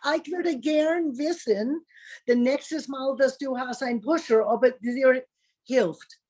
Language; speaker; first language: German; non-native, learner; English